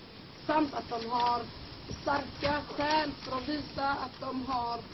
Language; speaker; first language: Swedish; non-native, fluent; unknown